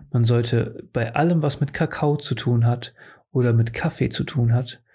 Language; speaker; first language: German; early bilingual, other home language; Portuguese